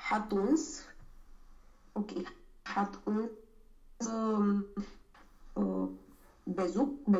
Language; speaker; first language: German; non-native, learner; Romanian